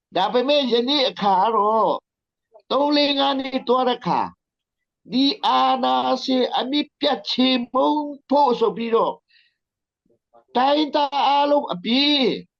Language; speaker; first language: Burmese; non-native, local second language; Tedim Chin